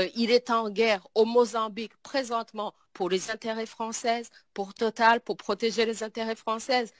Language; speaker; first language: French; non-native, local second language; Kinyarwanda